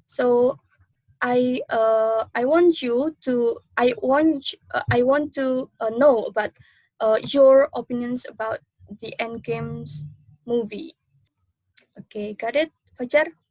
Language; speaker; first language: English; non-native, learner; Indonesian